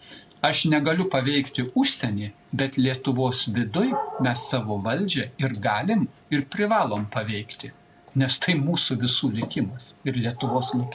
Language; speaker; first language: Lithuanian; native; Lithuanian